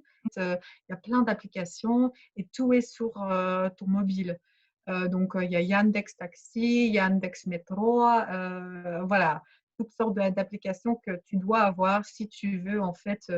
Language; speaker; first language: French; early bilingual, other home language; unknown